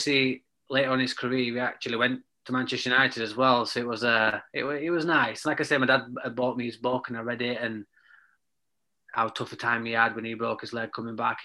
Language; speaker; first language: English; native; English